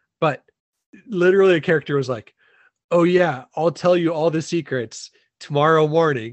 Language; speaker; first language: English; native; English